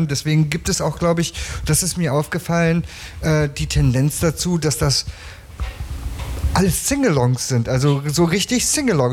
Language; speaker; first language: German; native; German